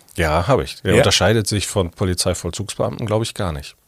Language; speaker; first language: German; native; German